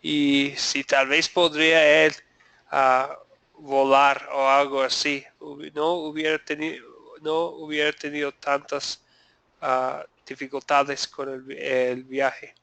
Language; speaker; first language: Spanish; non-native, fluent; English